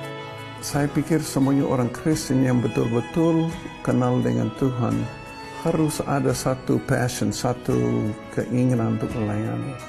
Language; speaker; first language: Indonesian; non-native, fluent; English